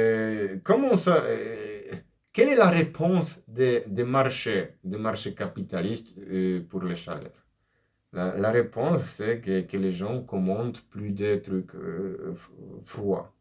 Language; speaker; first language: French; non-native, fluent; Polish